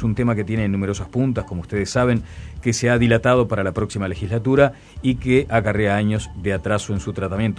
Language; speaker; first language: Spanish; native; Spanish